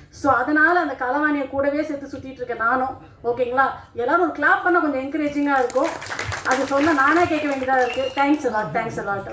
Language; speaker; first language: Tamil; non-native, local second language; Telugu